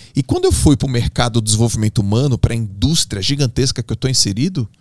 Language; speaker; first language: Portuguese; native; Portuguese